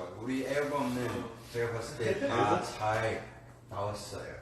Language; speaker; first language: Korean; non-native, learner; Cantonese